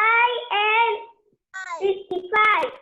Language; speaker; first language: English; non-native, learner; Spanish